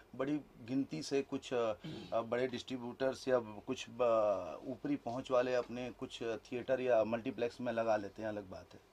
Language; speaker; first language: Hindi; native; Hindi